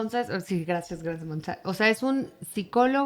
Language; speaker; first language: Spanish; native; Spanish